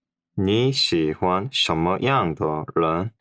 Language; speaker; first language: Chinese; non-native, learner; Korean